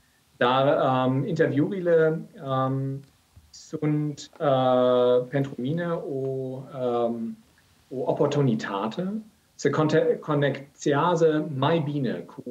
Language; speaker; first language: Romanian; non-native, learner; German